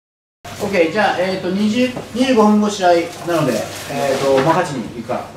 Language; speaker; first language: Japanese; native; Japanese